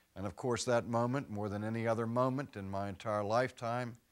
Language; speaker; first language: English; native; English